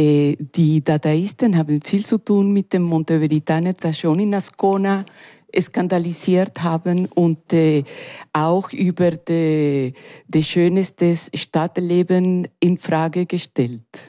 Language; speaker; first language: German; non-native, learner; Spanish